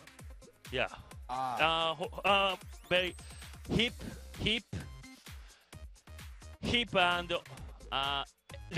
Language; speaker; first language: English; non-native, learner; Japanese